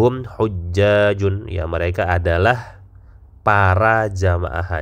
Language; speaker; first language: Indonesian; native; Indonesian